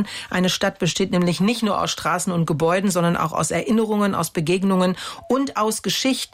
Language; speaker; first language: German; native; German